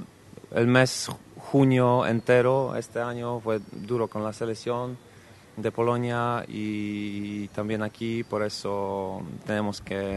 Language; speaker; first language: Spanish; non-native, fluent; Polish